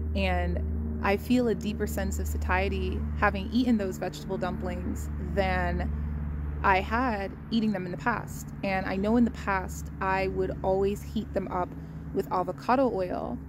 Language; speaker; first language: English; native; English